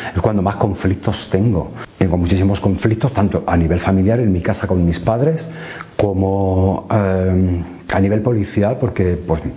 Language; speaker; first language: Spanish; native; Spanish